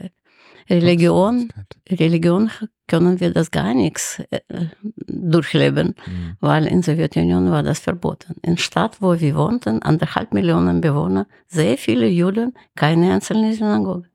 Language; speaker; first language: German; non-native, fluent; Russian